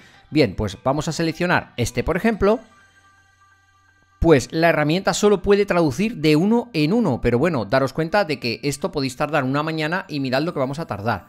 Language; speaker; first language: Spanish; native; Spanish